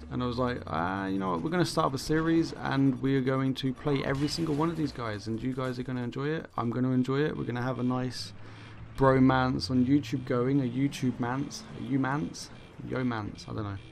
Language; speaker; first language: English; native; English